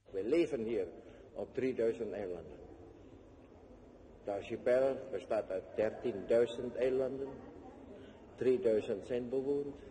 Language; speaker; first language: Dutch; non-native, fluent; Indonesian